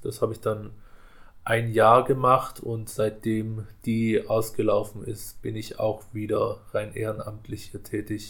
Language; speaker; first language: German; native; German